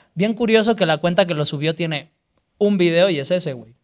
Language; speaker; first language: Spanish; native; Spanish